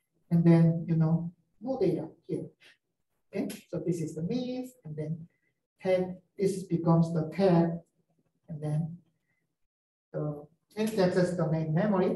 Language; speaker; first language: English; non-native, fluent; Korean